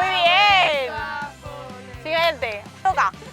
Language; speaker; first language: Spanish; native; Spanish